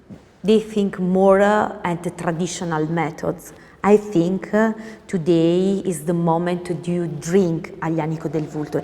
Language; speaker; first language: English; non-native, learner; Italian